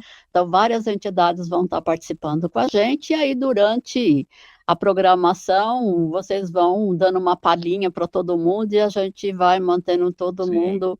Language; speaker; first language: Portuguese; native; Portuguese